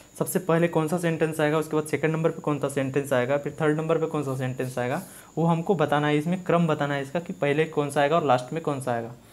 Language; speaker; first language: Hindi; native; Hindi